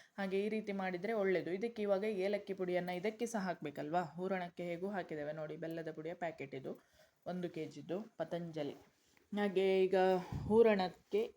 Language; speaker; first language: Kannada; non-native, local second language; Konkani